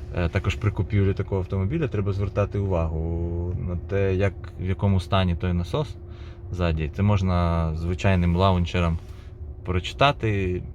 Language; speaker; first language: Ukrainian; non-native, local second language; Russian